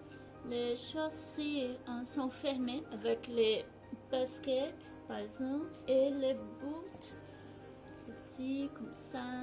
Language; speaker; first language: French; non-native, learner; Portuguese